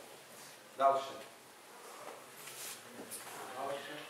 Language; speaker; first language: Russian; non-native, learner; Czech